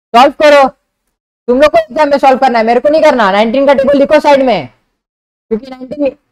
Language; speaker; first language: Hindi; non-native, local second language; Marathi